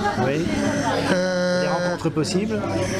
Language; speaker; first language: French; native; French